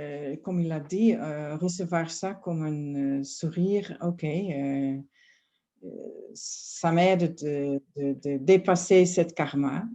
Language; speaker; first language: French; non-native, fluent; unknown